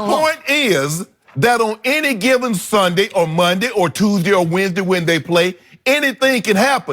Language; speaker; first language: English; native; English